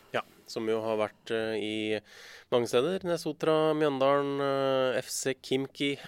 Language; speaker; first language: Norwegian; native; Norwegian